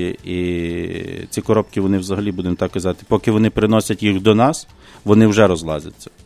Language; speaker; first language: Ukrainian; native; Ukrainian